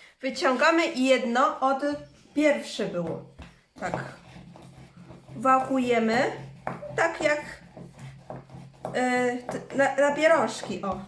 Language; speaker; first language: Polish; non-native, learner; Chinese